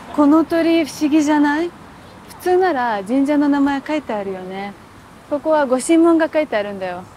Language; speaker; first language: Japanese; non-native, fluent; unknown